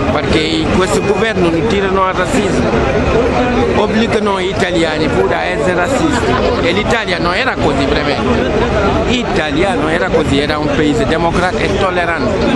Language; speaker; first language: Italian; non-native, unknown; Wolof